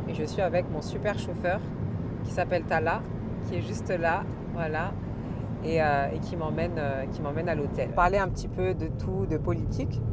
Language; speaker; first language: French; native; French